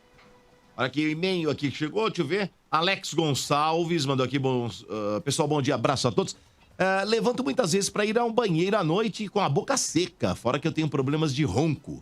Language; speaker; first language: Portuguese; native; Portuguese